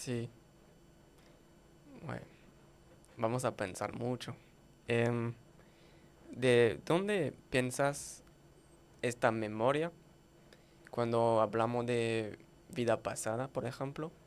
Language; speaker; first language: Spanish; non-native, learner; French